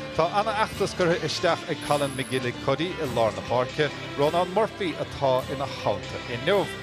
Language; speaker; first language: Irish; native; Irish